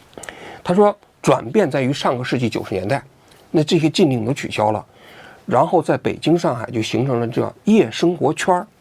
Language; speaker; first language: Chinese; native; Chinese